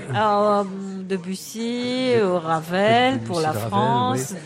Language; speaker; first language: French; non-native, fluent; Romanian